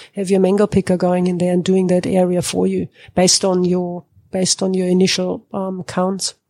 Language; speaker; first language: English; non-native, fluent; German